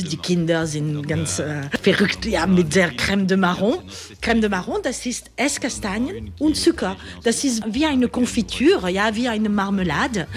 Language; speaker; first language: German; non-native, learner; French